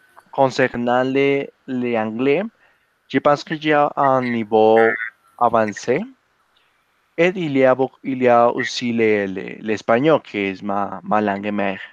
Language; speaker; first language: French; non-native, learner; Spanish